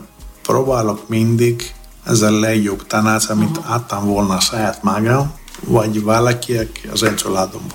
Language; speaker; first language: Hungarian; non-native, learner; Greek